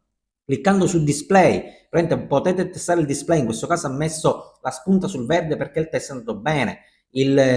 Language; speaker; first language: Italian; native; Italian